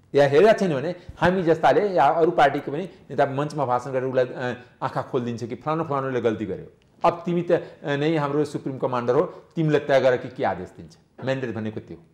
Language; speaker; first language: Nepali; native; Nepali